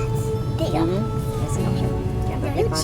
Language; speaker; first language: German; non-native, learner; Filipino